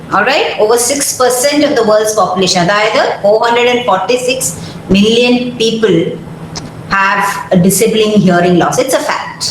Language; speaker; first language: English; non-native, local second language; Malayalam